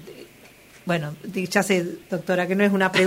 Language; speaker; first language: Spanish; native; Spanish